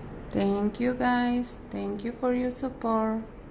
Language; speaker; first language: English; non-native, learner; Spanish